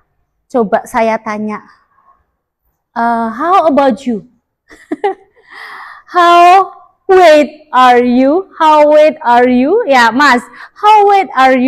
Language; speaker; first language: English; non-native, learner; Indonesian